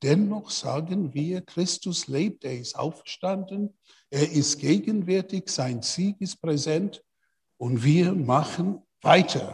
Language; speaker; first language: German; non-native, fluent; English